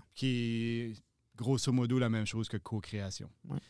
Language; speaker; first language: French; native; French